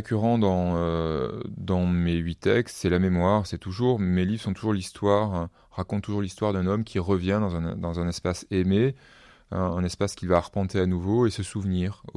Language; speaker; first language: French; native; French